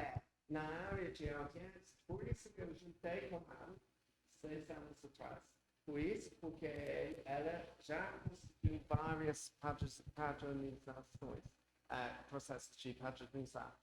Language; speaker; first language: Portuguese; non-native, learner; English